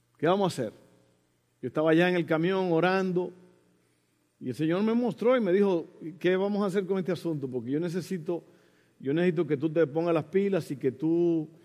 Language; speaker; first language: Spanish; early bilingual, heritage; Spanish